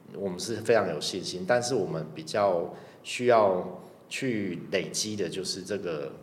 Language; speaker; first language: Chinese; native; Chinese